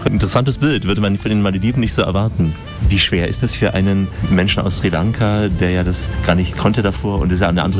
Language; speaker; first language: German; native; German